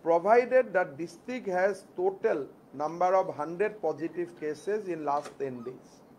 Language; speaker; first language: English; non-native, local second language; Assamese